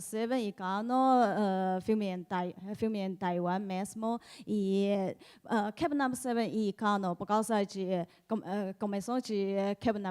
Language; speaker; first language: Portuguese; non-native, learner; Chinese